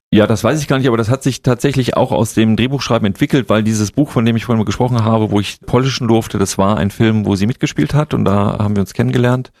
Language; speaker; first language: German; native; German